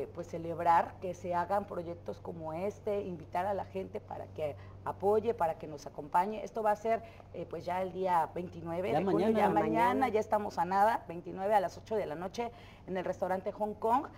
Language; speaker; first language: Spanish; native; Spanish